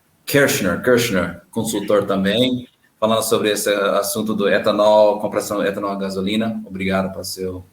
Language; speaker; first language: Portuguese; non-native, learner; English